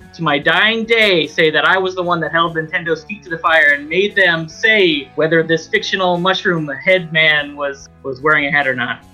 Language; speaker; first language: English; native; English